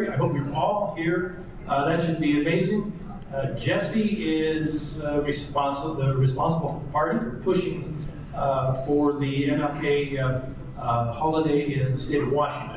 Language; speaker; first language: English; native; English